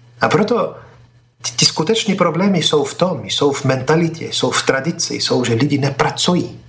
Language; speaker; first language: Czech; non-native, fluent; Arabic